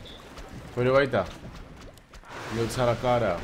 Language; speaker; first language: Czech; native; Czech